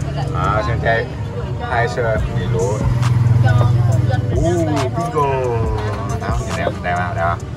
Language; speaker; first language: Chinese; non-native, learner; Vietnamese